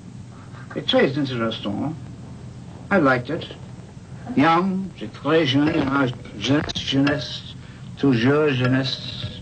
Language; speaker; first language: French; non-native, learner; English